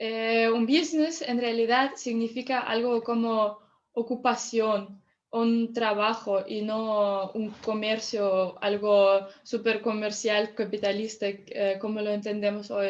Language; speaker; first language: Spanish; non-native, fluent; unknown